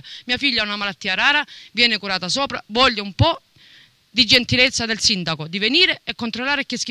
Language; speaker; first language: Italian; native; Italian